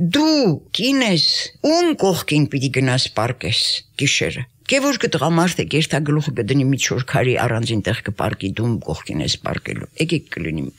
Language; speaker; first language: Armenian; native; Armenian